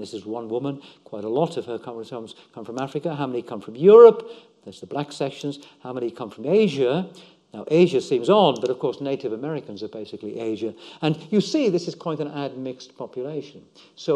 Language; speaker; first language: English; native; English